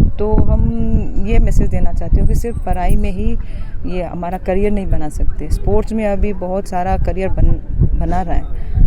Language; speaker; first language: Hindi; non-native, local second language; Manipuri